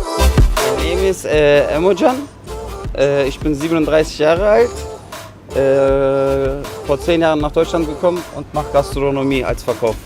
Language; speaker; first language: German; non-native, fluent; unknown